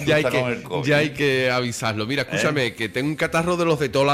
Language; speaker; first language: Spanish; native; Spanish